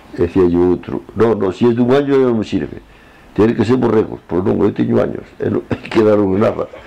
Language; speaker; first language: Galician; native; Galician